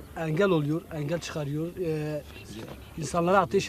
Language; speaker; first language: Turkish; non-native, local second language; Kurdish